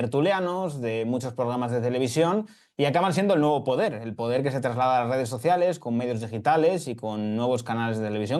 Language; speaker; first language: Spanish; native; Spanish